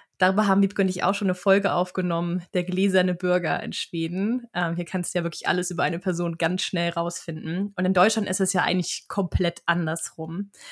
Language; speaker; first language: German; native; German